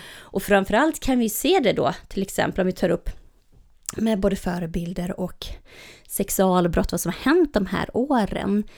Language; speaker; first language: Swedish; native; Swedish